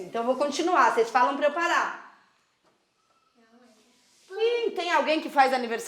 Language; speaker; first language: Portuguese; native; Portuguese